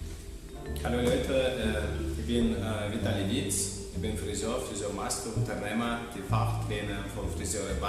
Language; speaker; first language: German; non-native, fluent; Russian